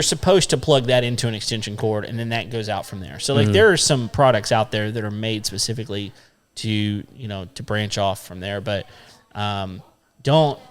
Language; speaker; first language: English; native; English